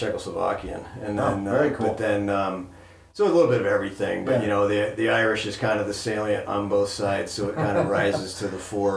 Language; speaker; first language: English; native; English